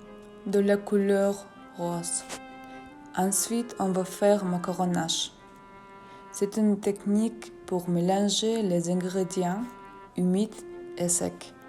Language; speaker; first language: French; non-native, fluent; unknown